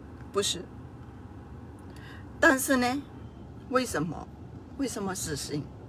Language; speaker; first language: Chinese; non-native, fluent; Burmese